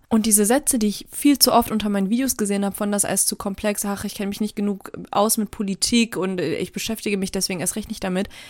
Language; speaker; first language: German; early bilingual, other home language; Turkish